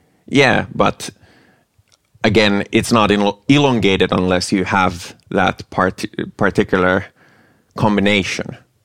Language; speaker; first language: English; non-native, fluent; Finnish